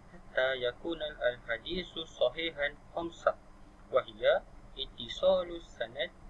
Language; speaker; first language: Arabic; non-native, learner; Malay